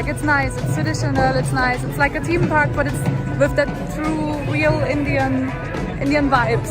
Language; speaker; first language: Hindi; non-native, learner; German